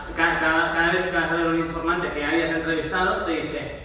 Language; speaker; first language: Spanish; non-native, local second language; Catalan